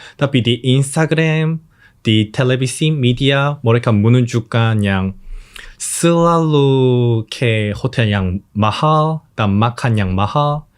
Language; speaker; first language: Indonesian; non-native, learner; Korean